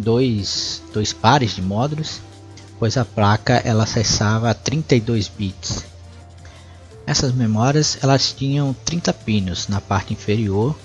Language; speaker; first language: Portuguese; native; Portuguese